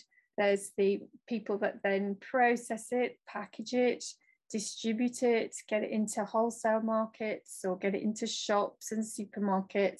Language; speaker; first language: English; native; English